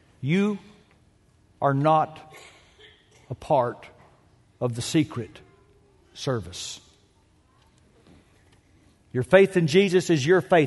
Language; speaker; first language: English; native; English